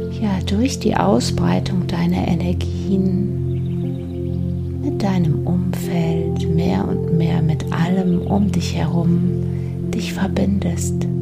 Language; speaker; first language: German; native; German